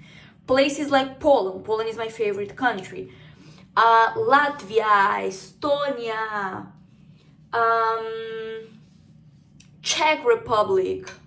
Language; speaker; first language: English; non-native, fluent; Spanish